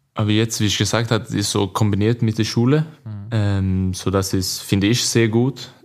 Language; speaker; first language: German; non-native, learner; Swedish